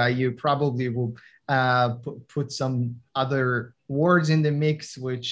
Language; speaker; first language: English; non-native, fluent; Persian